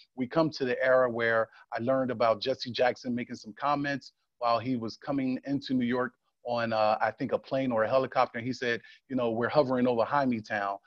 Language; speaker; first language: English; native; English